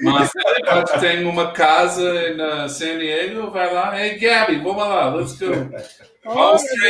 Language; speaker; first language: Portuguese; non-native, learner; English